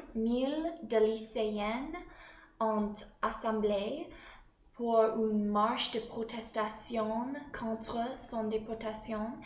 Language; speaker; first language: French; non-native, learner; English